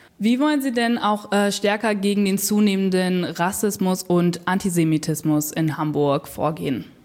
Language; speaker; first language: German; native; German